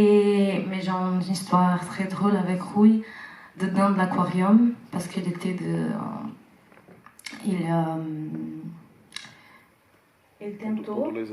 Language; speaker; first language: French; non-native, fluent; Portuguese